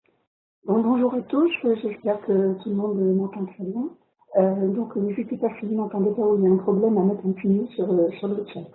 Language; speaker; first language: French; native; French